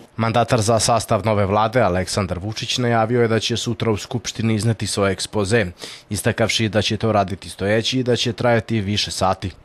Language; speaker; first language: Serbian; native; Serbian